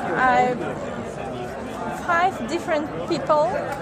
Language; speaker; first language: English; non-native, learner; Russian